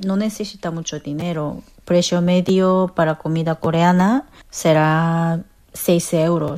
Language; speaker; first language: Spanish; non-native, fluent; Korean